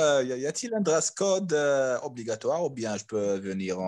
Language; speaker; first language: French; non-native, fluent; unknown